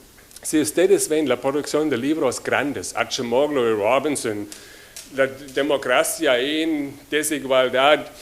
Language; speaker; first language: Spanish; non-native, fluent; German